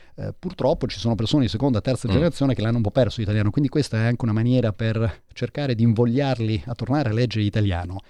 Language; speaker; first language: Italian; early bilingual, heritage; Italian